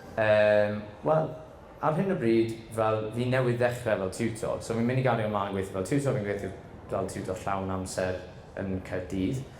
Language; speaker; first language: Welsh; non-native, local second language; English